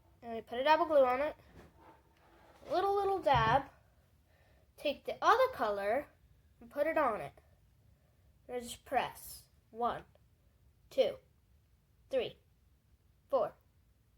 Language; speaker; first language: English; native; English